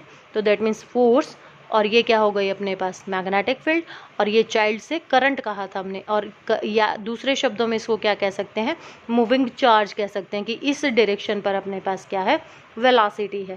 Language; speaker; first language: Hindi; native; Hindi